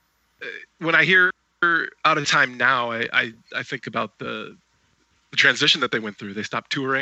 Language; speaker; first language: English; native; English